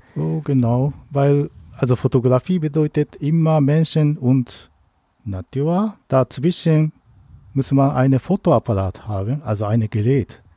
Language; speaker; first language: German; non-native, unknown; Japanese